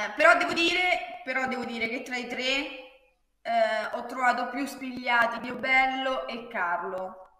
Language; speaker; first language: Italian; native; Italian